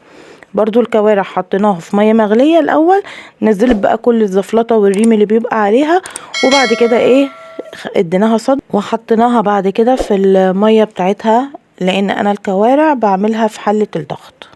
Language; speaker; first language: Arabic; native; Arabic